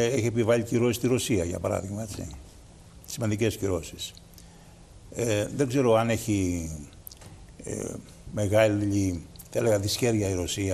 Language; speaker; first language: Greek; native; Greek